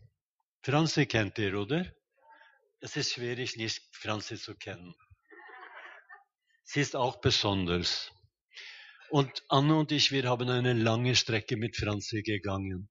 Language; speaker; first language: German; non-native, fluent; Norwegian